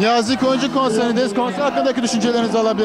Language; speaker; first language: Turkish; native; Turkish